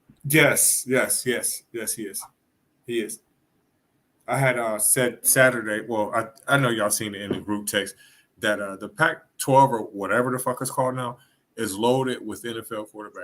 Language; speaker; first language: English; native; English